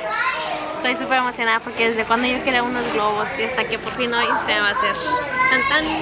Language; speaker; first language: Spanish; native; Spanish